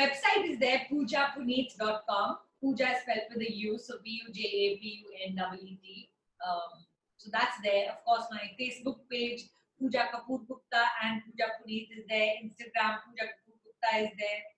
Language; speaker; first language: English; non-native, local second language; Hindi